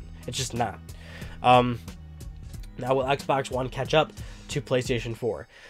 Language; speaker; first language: English; native; English